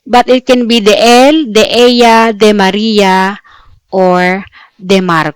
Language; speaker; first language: Spanish; non-native, fluent; Filipino